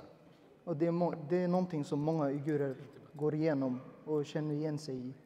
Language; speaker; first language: Swedish; early bilingual, other home language; Uyghur